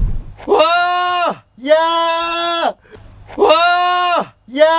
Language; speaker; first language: Korean; native; Korean